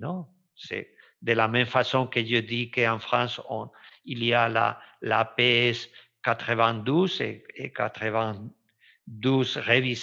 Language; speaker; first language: French; non-native, fluent; Spanish